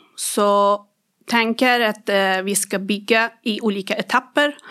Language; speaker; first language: Swedish; non-native, fluent; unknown